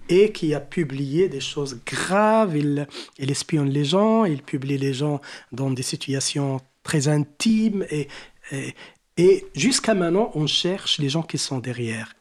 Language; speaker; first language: French; non-native, local second language; Arabic